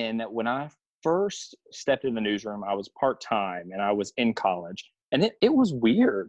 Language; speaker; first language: English; native; English